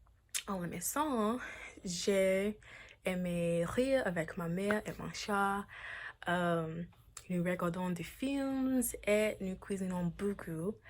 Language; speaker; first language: French; non-native, learner; English